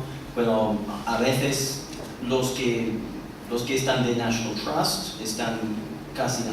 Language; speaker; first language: Spanish; non-native, fluent; English